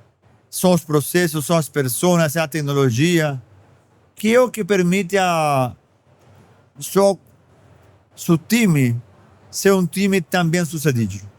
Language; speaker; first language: Portuguese; non-native, fluent; Spanish